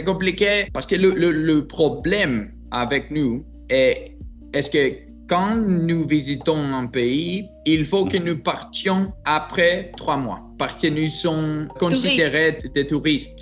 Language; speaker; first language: French; non-native, learner; Greek